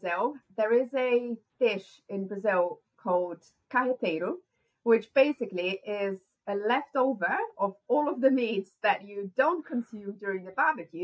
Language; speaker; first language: English; non-native, fluent; Portuguese